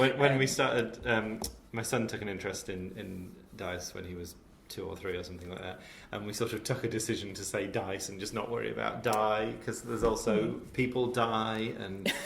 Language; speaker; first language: English; native; English